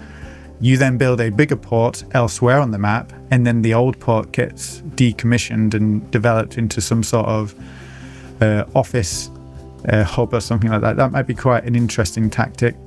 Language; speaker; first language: English; native; English